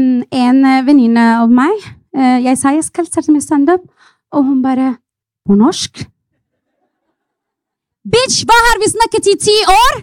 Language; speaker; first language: Norwegian; non-native, fluent; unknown